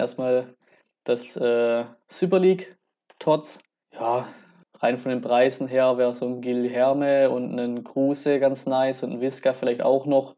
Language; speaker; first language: German; native; German